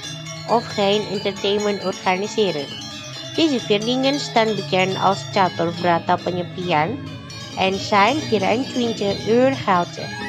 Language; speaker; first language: Dutch; non-native, fluent; Indonesian